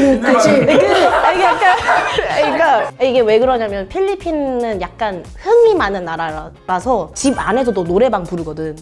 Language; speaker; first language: Korean; early bilingual, heritage; Korean